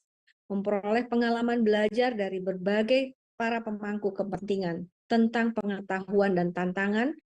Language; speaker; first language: Indonesian; native; Indonesian